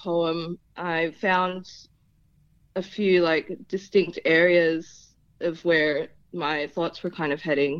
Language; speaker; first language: English; non-native, local second language; Filipino